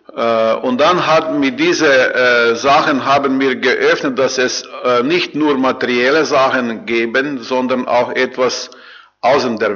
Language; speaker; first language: German; non-native, learner; Croatian